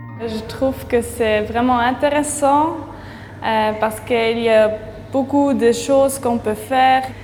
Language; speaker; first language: French; non-native, local second language; German